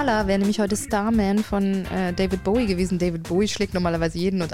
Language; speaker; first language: German; native; German